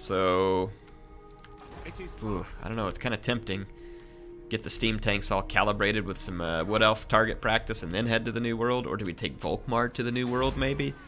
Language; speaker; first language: English; native; English